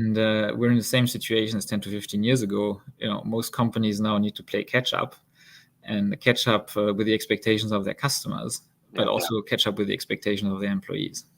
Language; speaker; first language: English; non-native, fluent; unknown